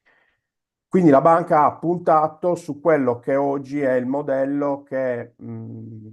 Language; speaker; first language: Italian; native; Italian